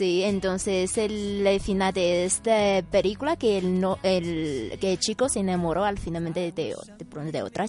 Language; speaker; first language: Spanish; non-native, fluent; Chinese